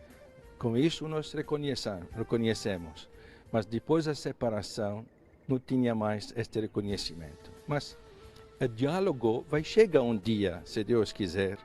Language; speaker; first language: Portuguese; non-native, fluent; Arabic